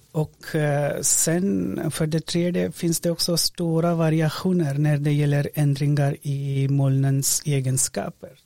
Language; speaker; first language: Swedish; non-native, fluent; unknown